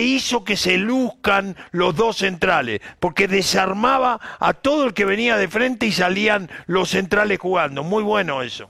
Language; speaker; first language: Spanish; native; Spanish